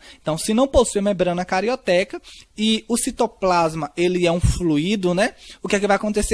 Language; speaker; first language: Portuguese; native; Portuguese